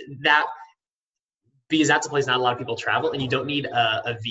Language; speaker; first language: English; native; English